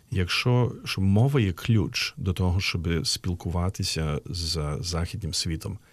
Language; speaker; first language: Ukrainian; early bilingual, heritage; Ukrainian